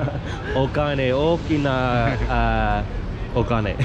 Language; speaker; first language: Japanese; non-native, learner; English